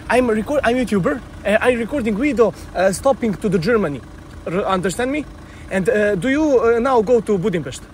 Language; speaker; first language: English; non-native, learner; Serbian